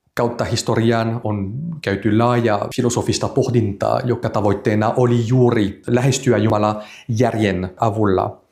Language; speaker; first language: Finnish; non-native, fluent; French